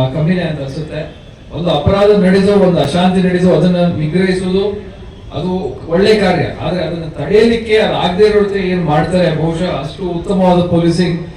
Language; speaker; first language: Kannada; native; Kannada